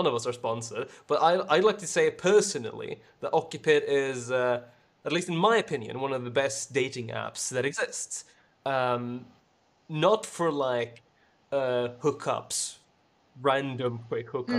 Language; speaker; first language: English; non-native, fluent; Swedish